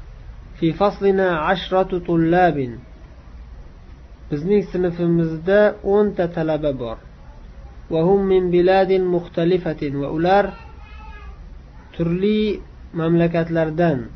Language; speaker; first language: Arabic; non-native, fluent; Uzbek